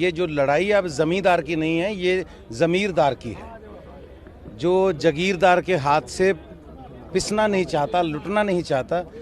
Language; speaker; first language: Hindi; non-native, local second language; Punjabi